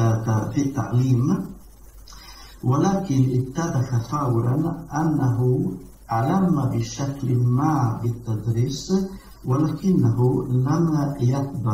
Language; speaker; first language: Arabic; non-native, learner; Italian